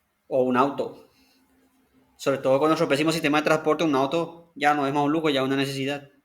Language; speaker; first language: Spanish; native; Spanish